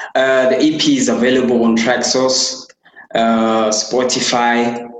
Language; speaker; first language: English; non-native, local second language; Xhosa